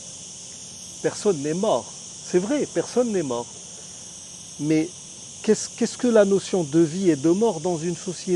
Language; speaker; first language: French; non-native, local second language; Arabic